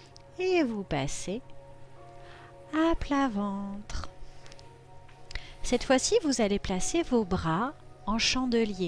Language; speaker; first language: French; native; French